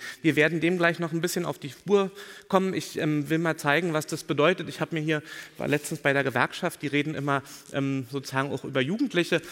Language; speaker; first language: German; native; German